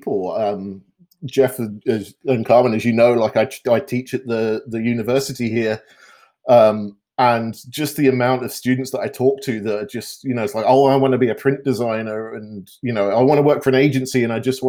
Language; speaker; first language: English; native; English